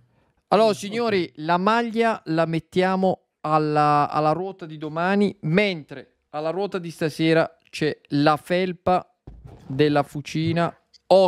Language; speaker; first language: Italian; native; Italian